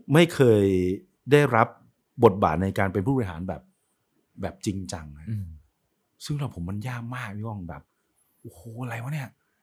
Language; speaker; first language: Thai; native; Thai